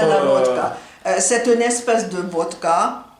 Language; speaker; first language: French; non-native, fluent; Hungarian